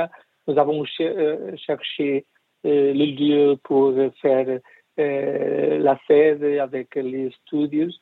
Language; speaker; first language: French; non-native, learner; Portuguese